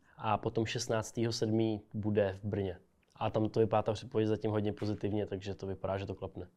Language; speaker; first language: Czech; native; Czech